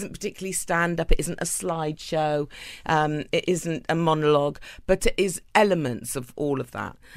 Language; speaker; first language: English; native; English